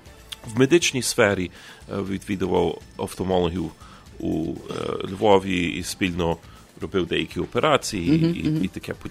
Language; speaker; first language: Ukrainian; early bilingual, heritage; Ukrainian